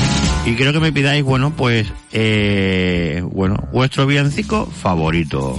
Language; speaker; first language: Spanish; native; Spanish